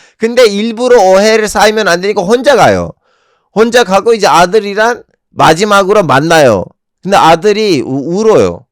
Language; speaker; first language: Korean; non-native, fluent; Turkish